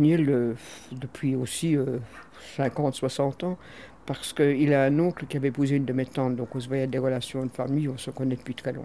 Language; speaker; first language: French; native; French